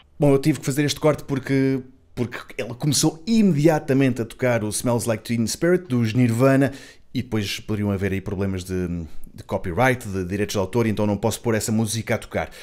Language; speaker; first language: Portuguese; native; Portuguese